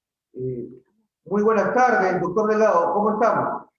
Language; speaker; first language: Spanish; native; Spanish